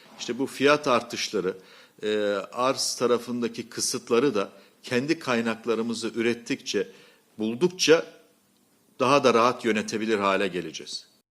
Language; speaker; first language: Turkish; native; Turkish